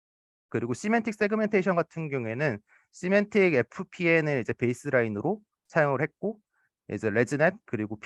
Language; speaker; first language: Korean; native; Korean